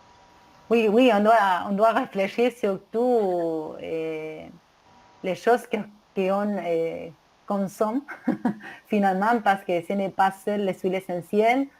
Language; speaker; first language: French; non-native, learner; Spanish